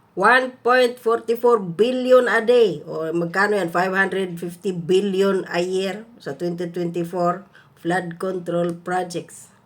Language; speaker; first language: Filipino; native; Filipino